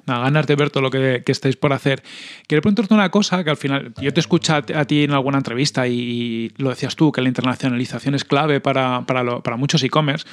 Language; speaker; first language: Spanish; native; Spanish